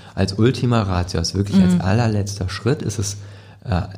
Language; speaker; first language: German; native; German